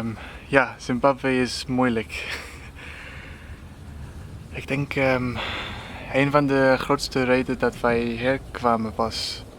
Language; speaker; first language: Dutch; non-native, learner; English